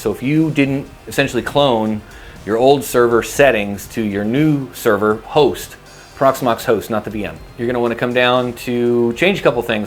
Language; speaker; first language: English; native; English